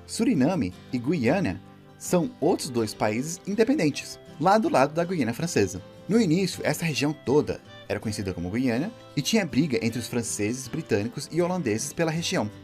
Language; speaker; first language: Portuguese; native; Portuguese